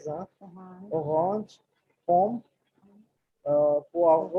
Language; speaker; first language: French; non-native, learner; Urdu